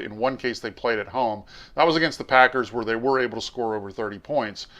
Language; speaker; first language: English; native; English